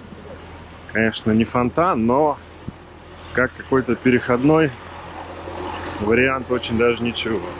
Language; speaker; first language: Russian; native; Russian